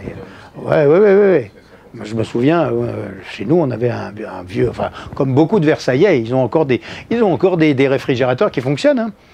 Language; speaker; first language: French; native; French